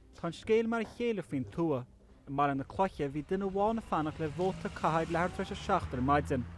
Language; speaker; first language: Irish; native; Irish